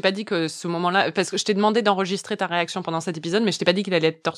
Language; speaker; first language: French; native; French